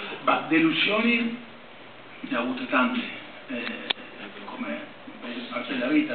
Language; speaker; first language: Italian; non-native, fluent; Spanish